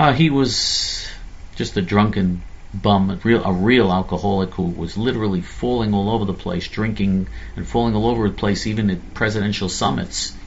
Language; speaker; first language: English; native; English